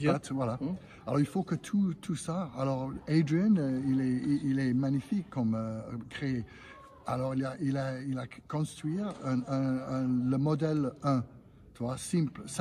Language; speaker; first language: French; non-native, fluent; English